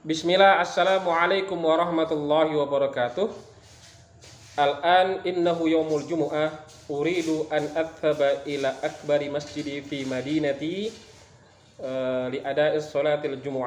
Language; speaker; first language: Arabic; non-native, learner; Indonesian